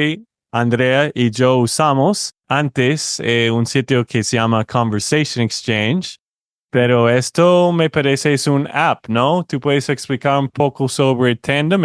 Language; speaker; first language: Spanish; non-native, fluent; English